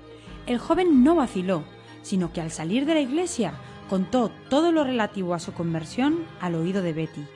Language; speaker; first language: Spanish; native; Spanish